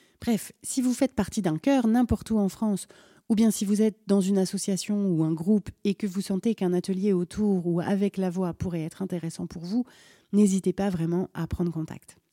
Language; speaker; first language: French; native; French